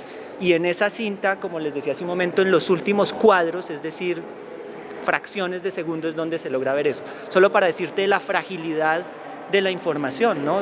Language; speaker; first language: Spanish; native; Spanish